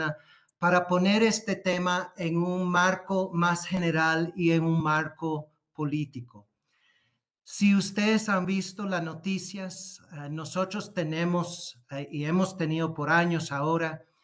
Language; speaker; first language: Spanish; non-native, fluent; English